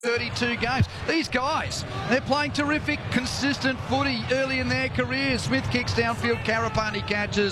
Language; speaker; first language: English; native; English